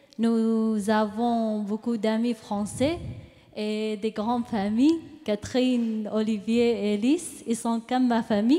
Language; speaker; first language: French; non-native, learner; Arabic